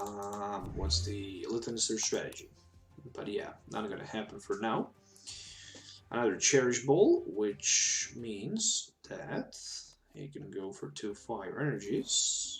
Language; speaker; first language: English; non-native, fluent; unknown